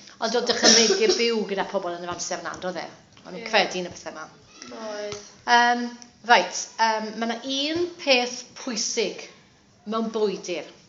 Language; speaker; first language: Welsh; native; Welsh